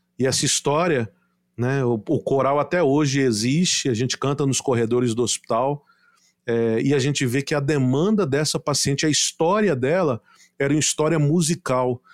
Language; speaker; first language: Portuguese; native; Portuguese